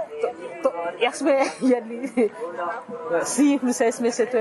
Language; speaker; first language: Czech; early bilingual, other home language; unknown